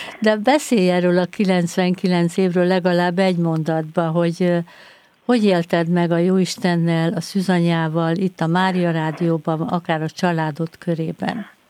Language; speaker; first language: Hungarian; native; Hungarian